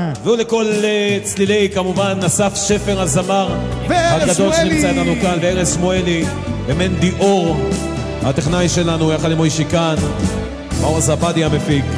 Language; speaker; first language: Hebrew; native; Hebrew